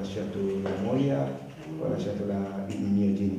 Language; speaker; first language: Italian; non-native, learner; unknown